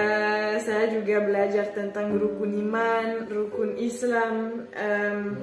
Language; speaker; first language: Indonesian; non-native, fluent; French